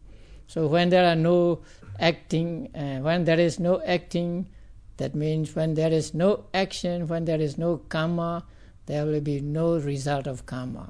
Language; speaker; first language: English; non-native, fluent; Burmese